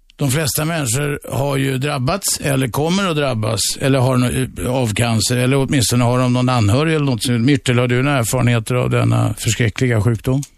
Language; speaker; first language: Swedish; native; Swedish